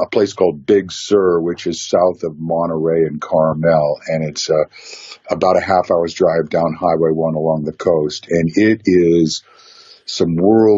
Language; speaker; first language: English; native; English